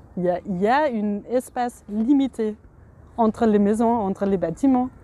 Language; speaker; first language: French; non-native, fluent; Danish